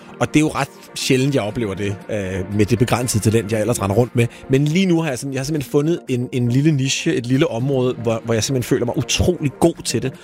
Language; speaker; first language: Danish; native; Danish